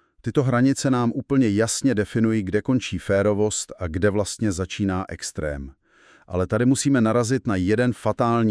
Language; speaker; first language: Czech; native; Czech